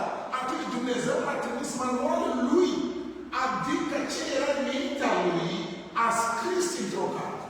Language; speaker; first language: Romanian; non-native, learner; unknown